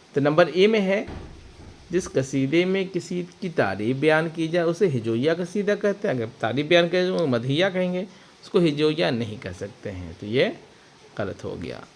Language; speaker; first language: Urdu; native; Urdu